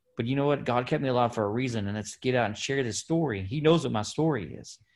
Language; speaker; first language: English; native; English